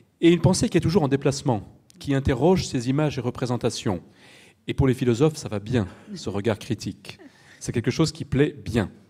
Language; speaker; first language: French; native; French